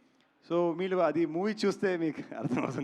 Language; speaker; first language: Telugu; non-native, learner; Kannada